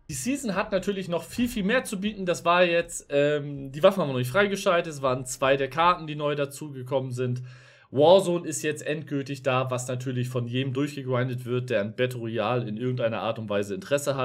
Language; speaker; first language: German; native; German